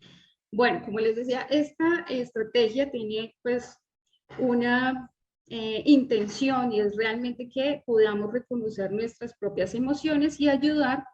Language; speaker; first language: Spanish; native; Spanish